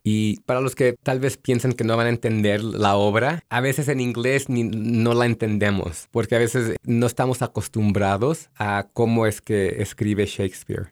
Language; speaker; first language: Spanish; early bilingual, heritage; Spanish